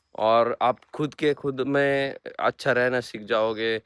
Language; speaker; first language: Hindi; non-native, local second language; Marathi